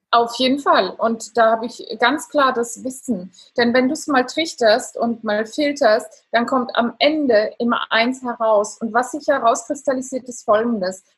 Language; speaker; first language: German; non-native, fluent; Italian